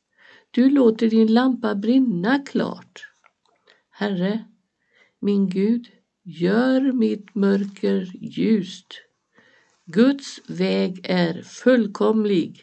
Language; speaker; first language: Swedish; native; Swedish